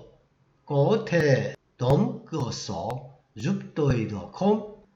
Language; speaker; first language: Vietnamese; non-native, fluent; Korean